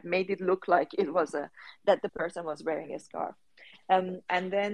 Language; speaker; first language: English; non-native, fluent; Persian